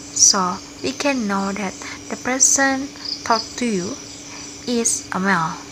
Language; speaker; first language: English; non-native, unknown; Indonesian